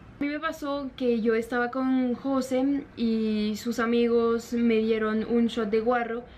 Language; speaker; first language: Spanish; non-native, fluent; French